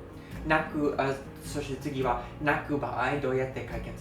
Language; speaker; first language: Japanese; non-native, learner; English